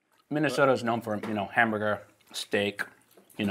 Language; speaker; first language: English; native; English